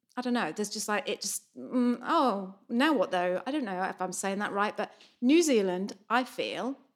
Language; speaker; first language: English; native; English